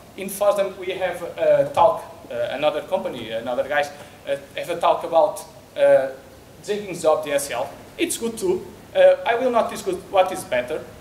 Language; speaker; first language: English; non-native, learner; Portuguese